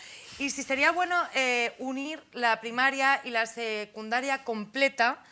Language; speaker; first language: Spanish; native; Spanish